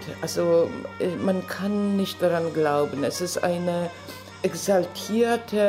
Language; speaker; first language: German; non-native, fluent; Polish